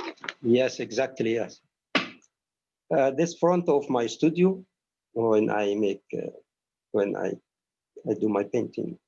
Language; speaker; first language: English; non-native, learner; Arabic